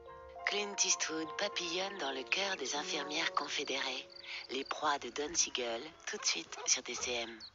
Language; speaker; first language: French; native; French